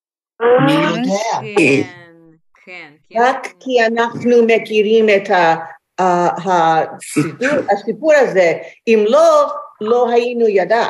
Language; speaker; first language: Hebrew; non-native, learner; English